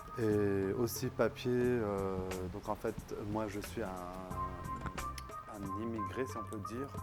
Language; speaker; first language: French; non-native, local second language; Arabic